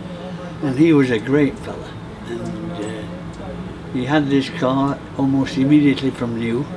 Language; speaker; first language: English; native; English